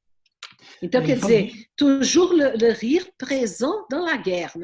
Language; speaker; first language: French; non-native, fluent; Portuguese